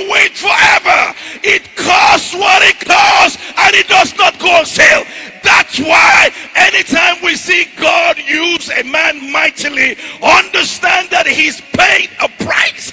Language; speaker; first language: English; non-native, local second language; Yoruba